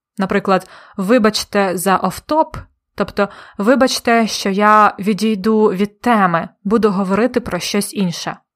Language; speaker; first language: Ukrainian; native; Ukrainian